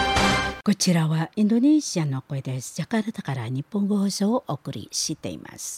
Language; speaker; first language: Japanese; non-native, learner; Indonesian